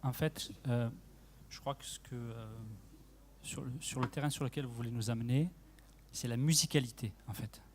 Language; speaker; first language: French; native; French